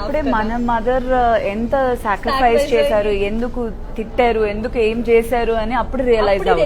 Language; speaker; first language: Telugu; non-native, local second language; Tamil